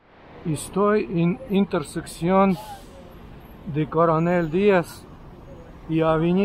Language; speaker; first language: Spanish; non-native, fluent; Russian